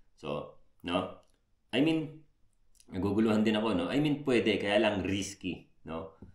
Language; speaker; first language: Filipino; native; Filipino